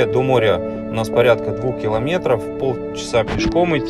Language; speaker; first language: Russian; native; Russian